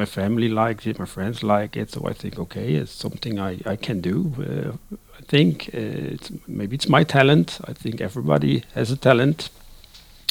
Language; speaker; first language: English; non-native, learner; Dutch